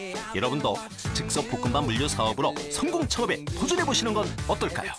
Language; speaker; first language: Korean; native; Korean